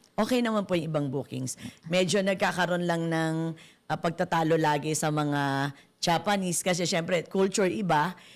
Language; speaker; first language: Filipino; native; Filipino